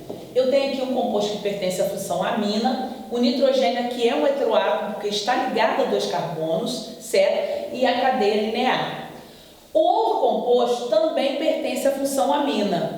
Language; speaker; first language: Portuguese; native; Portuguese